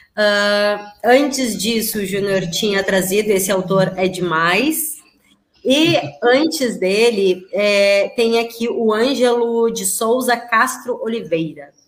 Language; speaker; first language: Portuguese; native; Portuguese